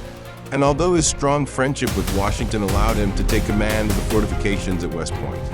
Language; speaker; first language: English; native; English